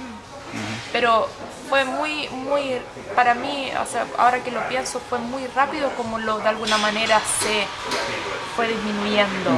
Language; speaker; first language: Spanish; early bilingual, heritage; Swedish